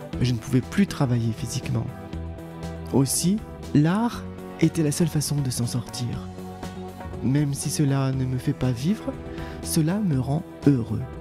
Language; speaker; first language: French; native; French